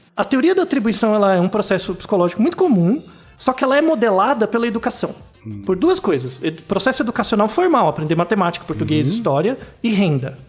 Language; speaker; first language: Portuguese; native; Portuguese